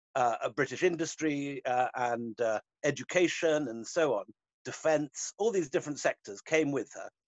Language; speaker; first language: English; native; English